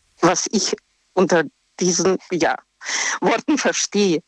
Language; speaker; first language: German; non-native, learner; Russian